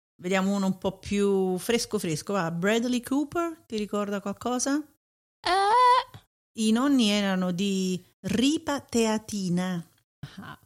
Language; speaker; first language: Italian; native; Italian